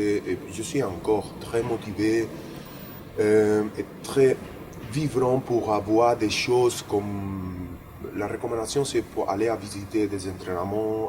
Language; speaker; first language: French; non-native, learner; Spanish